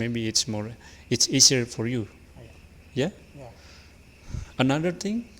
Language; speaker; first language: English; non-native, learner; Indonesian